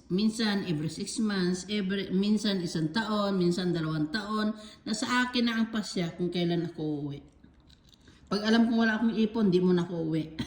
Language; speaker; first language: Filipino; native; Filipino